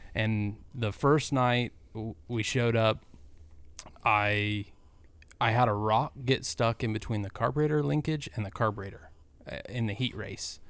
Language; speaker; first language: English; native; English